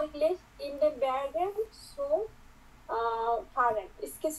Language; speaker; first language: German; non-native, learner; Bangla